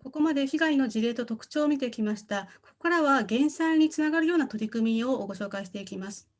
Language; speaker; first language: Japanese; non-native, fluent; Korean